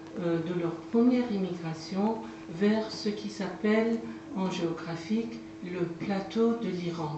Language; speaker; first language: French; non-native, fluent; Persian